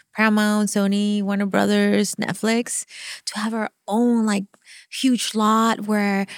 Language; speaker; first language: English; non-native, fluent; Spanish